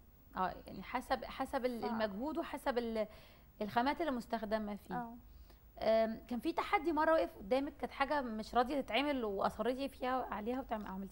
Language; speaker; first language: Arabic; native; Arabic